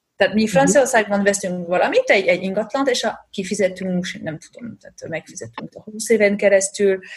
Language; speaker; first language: Hungarian; non-native, fluent; French